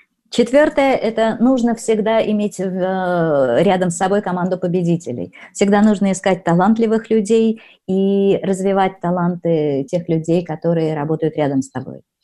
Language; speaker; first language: Russian; native; Russian